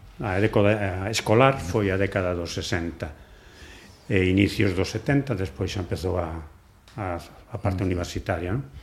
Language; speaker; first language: Galician; non-native, local second language; Spanish